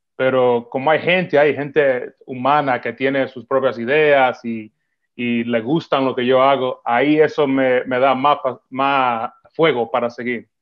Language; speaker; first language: Spanish; early bilingual, heritage; Spanish